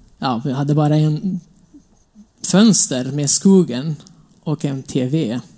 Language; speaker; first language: Swedish; non-native, fluent; Kurdish